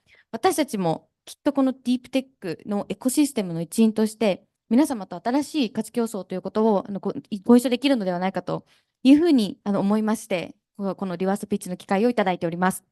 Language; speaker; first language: Japanese; native; Japanese